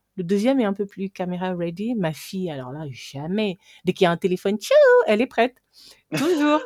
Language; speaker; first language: French; non-native, local second language; Fang